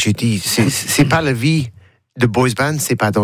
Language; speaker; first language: French; non-native, learner; English